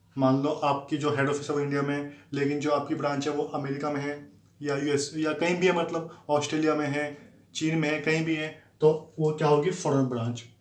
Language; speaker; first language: Hindi; native; Hindi